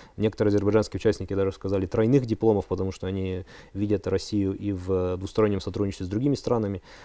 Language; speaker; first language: Russian; native; Russian